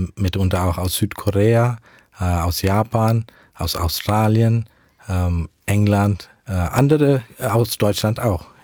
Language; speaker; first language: German; early bilingual, heritage; German